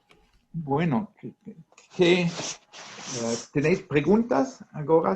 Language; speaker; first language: Spanish; non-native, fluent; Italian